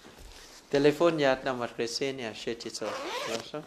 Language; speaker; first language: Russian; non-native, learner; Thai